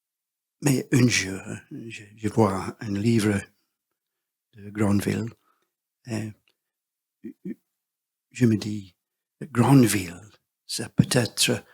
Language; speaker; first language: French; non-native, learner; English